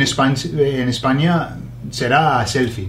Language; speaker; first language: Spanish; non-native, fluent; English